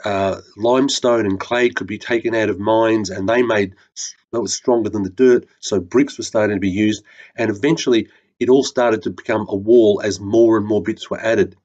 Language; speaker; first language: English; native; English